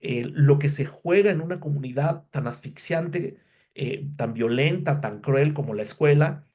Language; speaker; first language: Spanish; native; Spanish